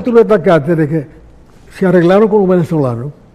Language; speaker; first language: Spanish; native; Spanish